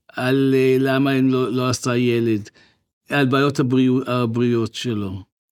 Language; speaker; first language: Hebrew; native; Hebrew